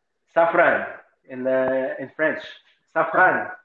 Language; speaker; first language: English; non-native, local second language; Filipino